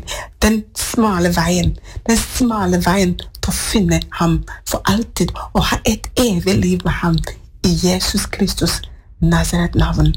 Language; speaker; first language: Norwegian; non-native, fluent; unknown